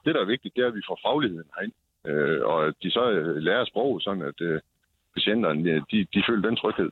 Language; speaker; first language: Danish; native; Danish